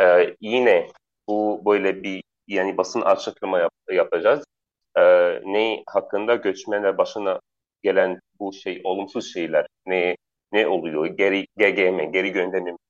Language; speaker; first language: Turkish; non-native, learner; Arabic